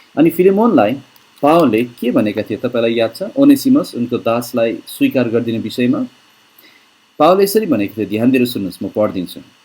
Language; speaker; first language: Nepali; native; Nepali